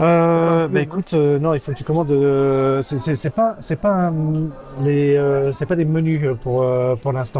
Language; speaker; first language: French; native; French